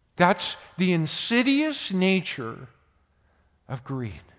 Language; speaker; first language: English; native; English